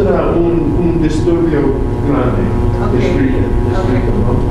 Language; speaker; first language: Spanish; non-native, learner; English